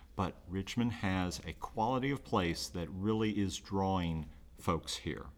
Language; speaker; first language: English; native; English